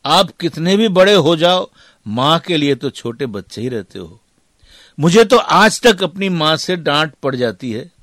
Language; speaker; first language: Hindi; native; Hindi